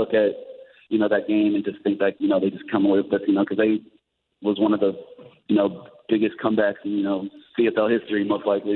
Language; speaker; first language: English; native; English